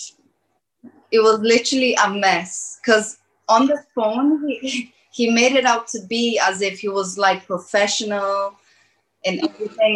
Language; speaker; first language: English; early bilingual, other home language; Portuguese